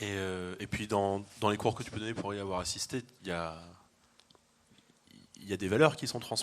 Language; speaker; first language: French; native; French